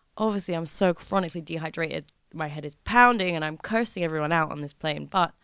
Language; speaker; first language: English; native; English